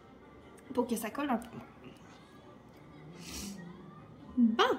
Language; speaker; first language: French; native; French